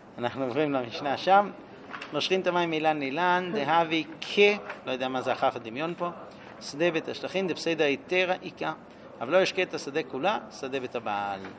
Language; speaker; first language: Hebrew; non-native, fluent; English